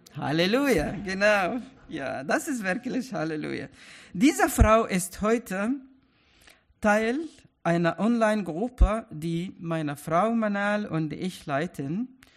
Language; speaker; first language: German; non-native, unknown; Arabic